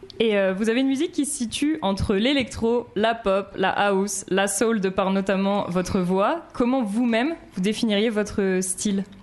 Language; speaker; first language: French; native; French